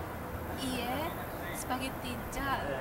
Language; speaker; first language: Japanese; non-native, learner; English